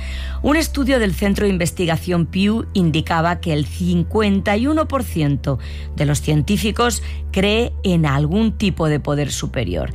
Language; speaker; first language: Spanish; native; Spanish